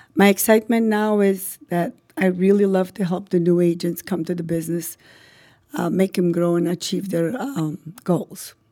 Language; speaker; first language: English; non-native, fluent; Macedonian